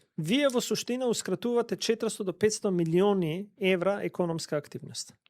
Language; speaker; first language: Macedonian; non-native, local second language; Albanian